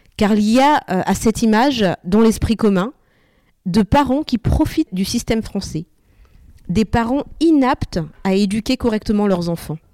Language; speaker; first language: French; early bilingual, other home language; Malagasy